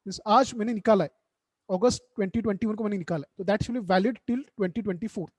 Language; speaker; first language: Hindi; non-native, local second language; Marathi